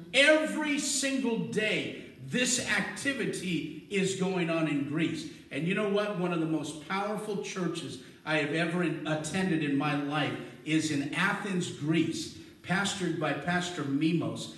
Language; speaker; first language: English; native; English